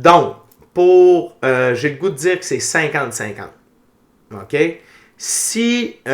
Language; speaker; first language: French; native; French